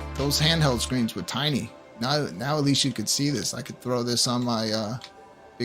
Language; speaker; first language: English; native; English